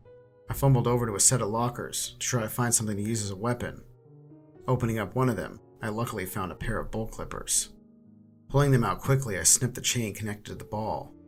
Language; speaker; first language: English; native; English